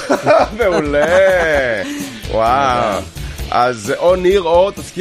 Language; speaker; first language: Hebrew; native; Hebrew